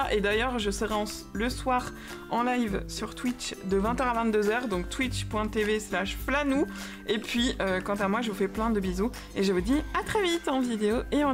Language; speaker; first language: French; native; French